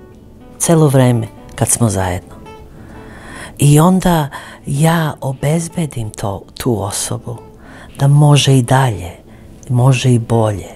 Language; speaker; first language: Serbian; early bilingual, other home language; Croatian